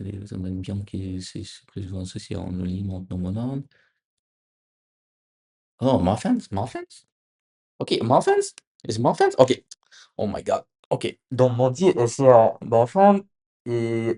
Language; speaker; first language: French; non-native, learner; English